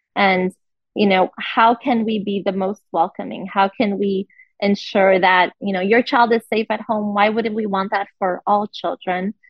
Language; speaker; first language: English; non-native, fluent; Portuguese